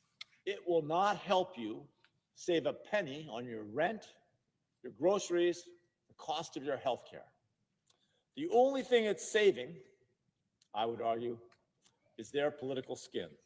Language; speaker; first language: English; native; English